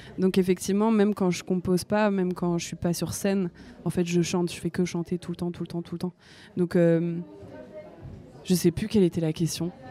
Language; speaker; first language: French; native; French